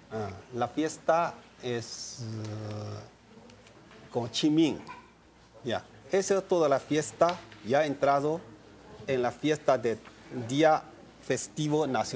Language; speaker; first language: Spanish; non-native, learner; Chinese